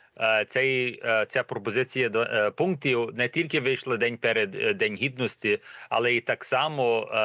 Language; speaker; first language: Ukrainian; early bilingual, heritage; Ukrainian